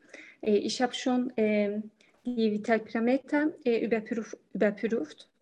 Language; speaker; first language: German; non-native, learner; Turkish